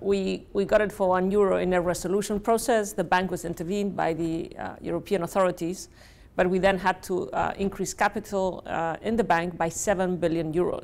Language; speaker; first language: English; non-native, fluent; Spanish